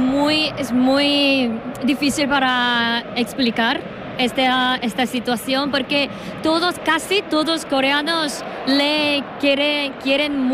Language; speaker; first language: Spanish; non-native, learner; Korean